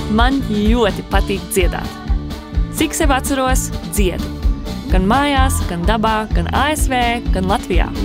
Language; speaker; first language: Latvian; early bilingual, heritage; Latvian